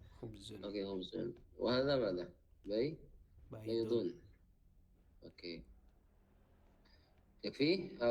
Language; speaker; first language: Arabic; non-native, fluent; Indonesian